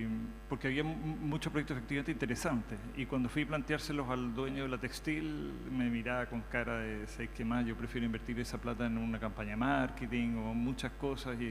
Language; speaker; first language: Spanish; native; Spanish